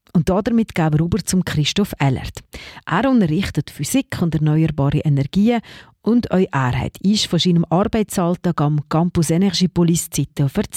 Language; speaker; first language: German; native; German